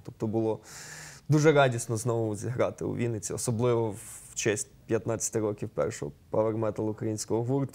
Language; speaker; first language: Ukrainian; native; Ukrainian